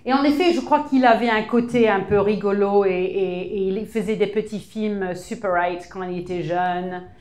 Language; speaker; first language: French; early bilingual, heritage; English